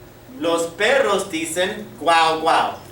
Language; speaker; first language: Spanish; non-native, fluent; English